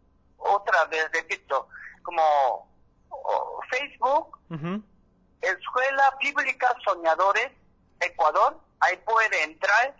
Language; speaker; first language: Spanish; non-native, learner; Korean